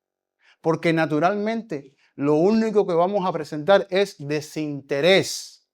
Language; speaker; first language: Spanish; native; Spanish